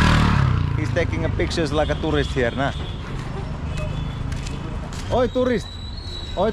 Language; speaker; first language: English; non-native, fluent; Finnish